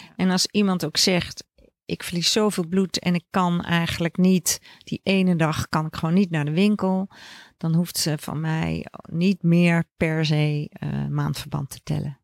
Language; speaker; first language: Dutch; native; Dutch